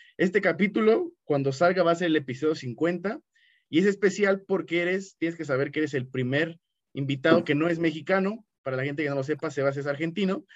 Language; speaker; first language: Spanish; native; Spanish